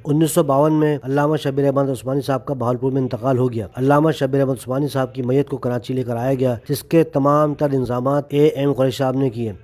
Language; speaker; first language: Urdu; native; Urdu